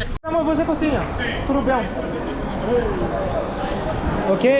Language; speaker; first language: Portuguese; non-native, learner; French